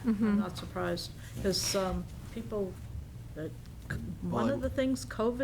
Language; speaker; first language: English; native; English